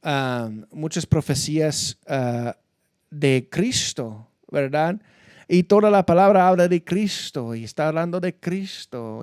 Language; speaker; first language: Spanish; non-native, fluent; English